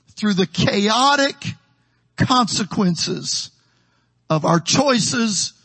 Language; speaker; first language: English; native; English